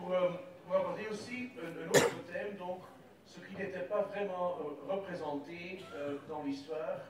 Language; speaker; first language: French; non-native, local second language; Dutch